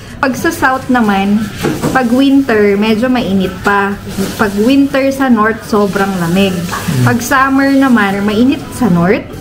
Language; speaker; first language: Filipino; native; Filipino